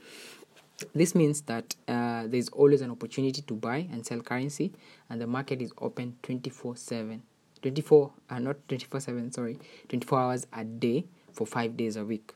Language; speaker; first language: English; non-native, local second language; Swahili